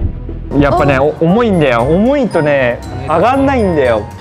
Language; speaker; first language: Japanese; native; Japanese